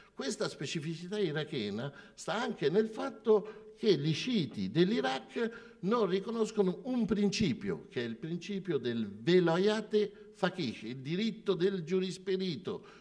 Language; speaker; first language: Italian; native; Italian